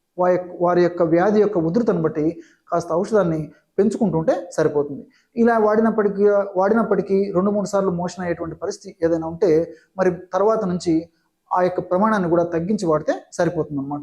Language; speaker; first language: Telugu; native; Telugu